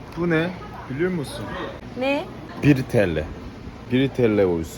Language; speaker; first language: Turkish; non-native, learner; Korean